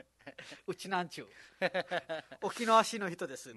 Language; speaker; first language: Japanese; non-native, fluent; Nepali